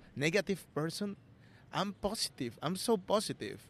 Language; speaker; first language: English; non-native, learner; Spanish